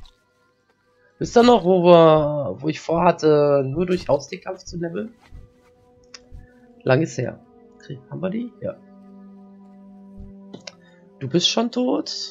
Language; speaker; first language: German; native; German